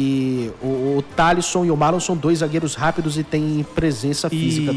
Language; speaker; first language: Portuguese; native; Portuguese